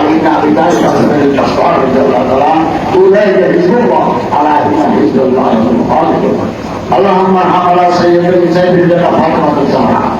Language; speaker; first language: Arabic; non-native, fluent; Bangla